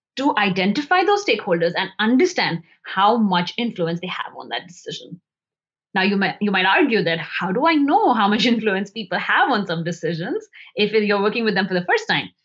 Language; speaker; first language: English; non-native, local second language; Hindi